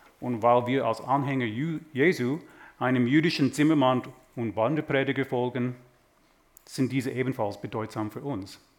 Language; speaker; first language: German; non-native, fluent; English